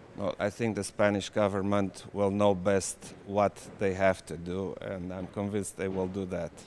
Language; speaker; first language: English; non-native, fluent; Romanian